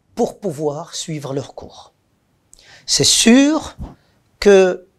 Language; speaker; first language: French; non-native, local second language; Arabic